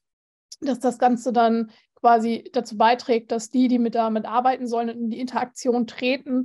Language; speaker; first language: German; native; German